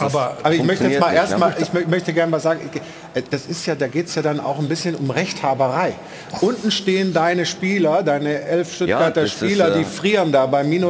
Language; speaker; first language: German; native; German